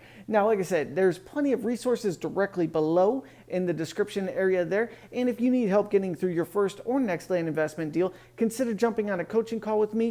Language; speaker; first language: English; native; English